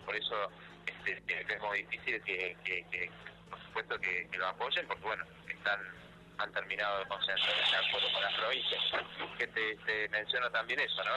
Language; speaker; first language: Spanish; native; Spanish